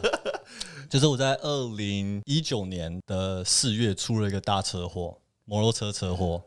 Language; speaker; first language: Chinese; early bilingual, heritage; Chinese